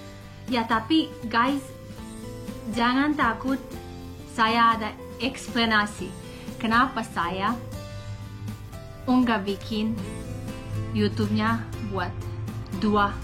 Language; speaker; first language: Indonesian; non-native, learner; English